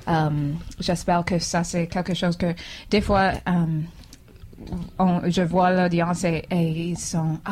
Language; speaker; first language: French; non-native, fluent; English